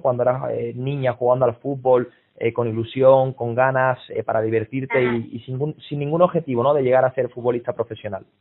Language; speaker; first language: Spanish; native; Spanish